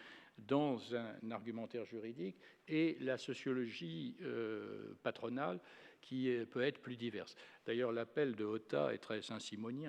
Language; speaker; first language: French; native; French